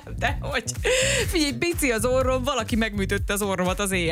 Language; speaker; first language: Hungarian; native; Hungarian